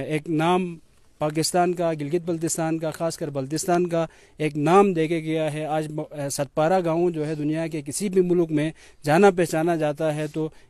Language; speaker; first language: Urdu; non-native, local second language; Balti